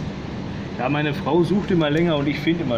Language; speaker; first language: German; native; German